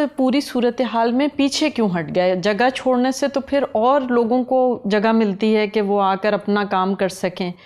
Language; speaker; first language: Urdu; native; Urdu